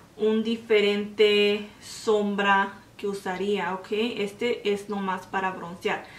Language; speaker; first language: Spanish; early bilingual, heritage; Spanish